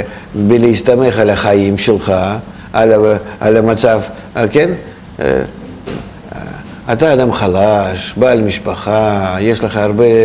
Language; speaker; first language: Hebrew; non-native, fluent; Russian